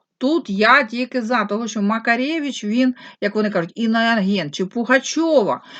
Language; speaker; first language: Ukrainian; non-native, local second language; Russian